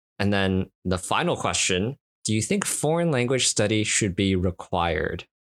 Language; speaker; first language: English; native; English